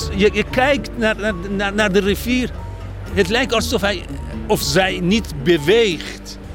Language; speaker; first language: Dutch; non-native, fluent; Persian